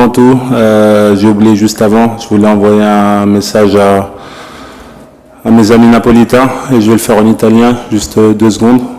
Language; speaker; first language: French; native; French